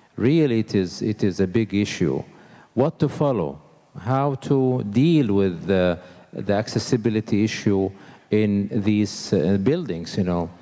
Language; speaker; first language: English; non-native, fluent; Arabic